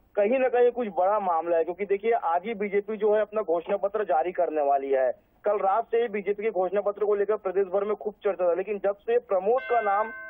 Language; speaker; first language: Hindi; native; Hindi